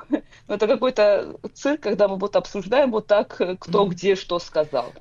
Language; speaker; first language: Russian; non-native, local second language; Georgian